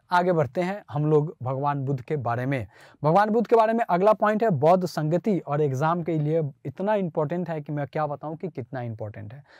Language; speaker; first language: Hindi; native; Hindi